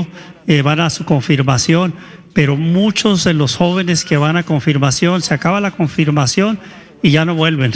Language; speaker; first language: Spanish; native; Spanish